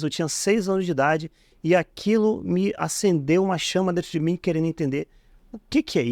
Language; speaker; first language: Portuguese; native; Portuguese